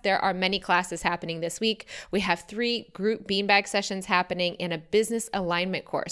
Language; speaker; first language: English; native; English